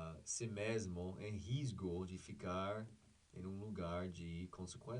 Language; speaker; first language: Portuguese; non-native, fluent; English